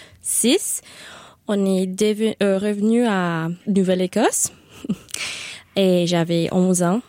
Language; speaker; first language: French; non-native, local second language; Spanish